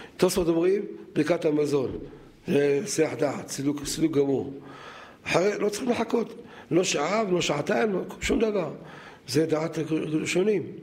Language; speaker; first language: Hebrew; native; Hebrew